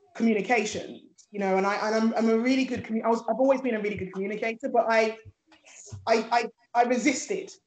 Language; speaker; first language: English; early bilingual, other home language; Yoruba